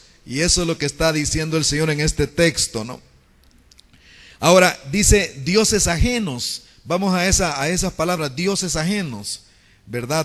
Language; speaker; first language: Spanish; native; Spanish